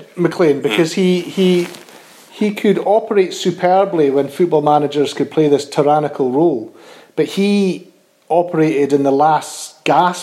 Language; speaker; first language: English; native; English